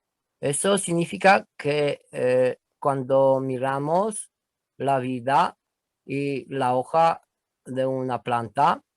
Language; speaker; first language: Spanish; non-native, learner; Romanian